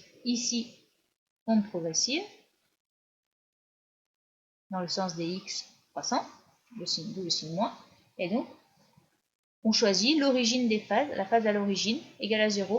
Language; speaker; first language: French; native; French